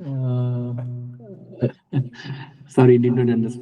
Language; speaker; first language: English; non-native, local second language; Hindi